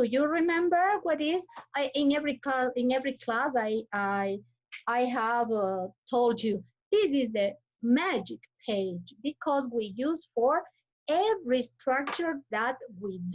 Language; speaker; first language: English; non-native, fluent; Spanish